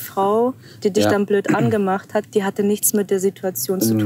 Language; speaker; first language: German; native; German